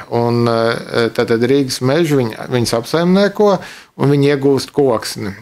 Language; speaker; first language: Latvian; native; Latvian